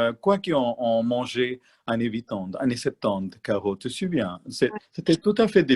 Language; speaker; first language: French; non-native, learner; Malayalam